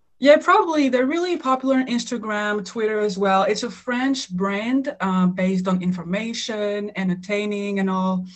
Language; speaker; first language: English; non-native, fluent; French